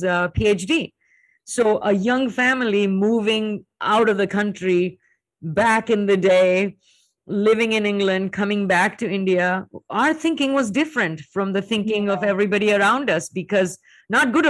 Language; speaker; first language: English; non-native, local second language; Hindi